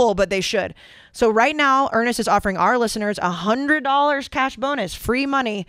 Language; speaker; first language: English; native; English